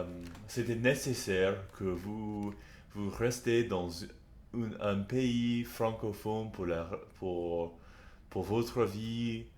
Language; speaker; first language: French; non-native, learner; English